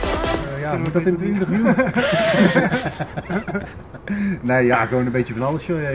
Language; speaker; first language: Dutch; native; Dutch